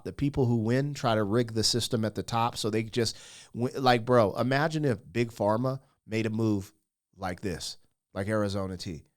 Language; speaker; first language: English; native; English